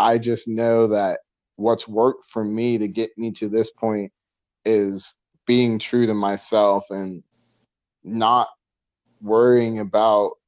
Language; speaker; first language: English; native; English